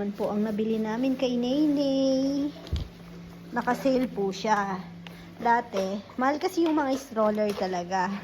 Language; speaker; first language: Filipino; native; Filipino